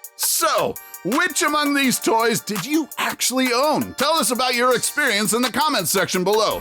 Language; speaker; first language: English; native; English